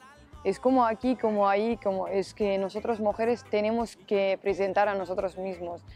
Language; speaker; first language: Spanish; non-native, learner; Arabic